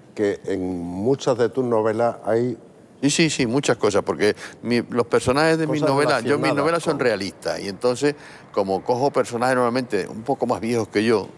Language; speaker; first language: Spanish; native; Spanish